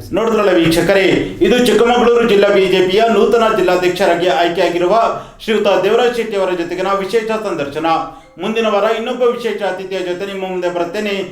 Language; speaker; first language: Kannada; native; Kannada